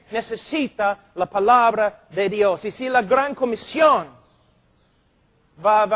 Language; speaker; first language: Spanish; non-native, fluent; English